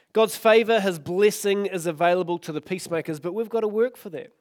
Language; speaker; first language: English; native; English